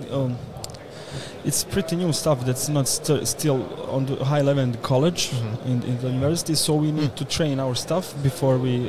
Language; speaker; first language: English; non-native, fluent; Bosnian